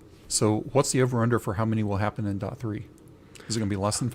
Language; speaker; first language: English; native; English